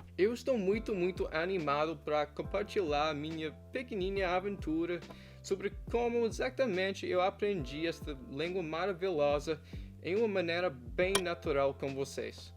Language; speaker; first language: Portuguese; non-native, fluent; English